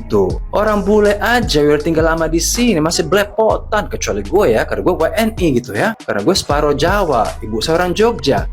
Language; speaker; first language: Indonesian; native; Indonesian